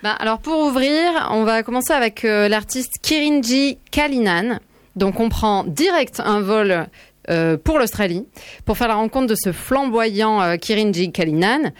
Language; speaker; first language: French; native; French